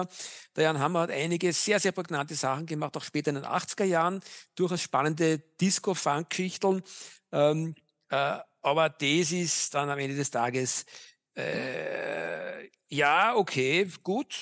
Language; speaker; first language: German; native; German